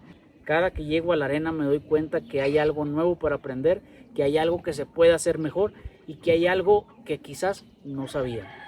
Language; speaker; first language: Spanish; native; Spanish